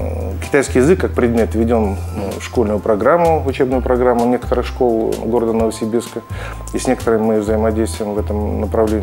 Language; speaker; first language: Russian; native; Russian